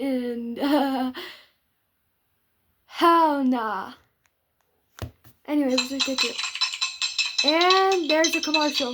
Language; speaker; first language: English; native; English